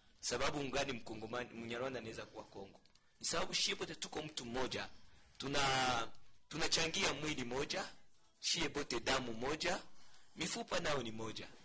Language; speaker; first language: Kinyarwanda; native; Kinyarwanda